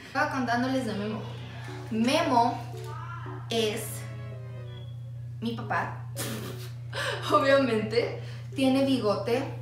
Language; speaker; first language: Spanish; early bilingual, heritage; Spanish